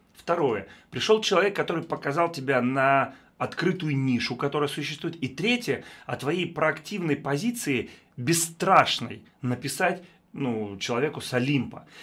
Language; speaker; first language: Russian; native; Russian